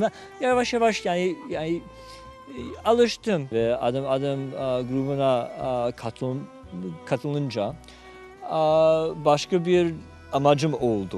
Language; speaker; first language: Turkish; non-native, fluent; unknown